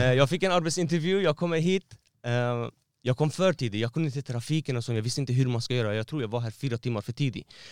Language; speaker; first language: Swedish; non-native, fluent; Persian